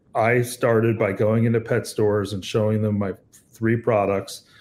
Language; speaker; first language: English; native; English